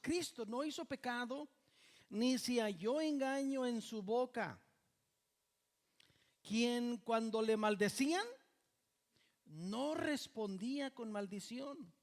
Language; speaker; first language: Spanish; native; Spanish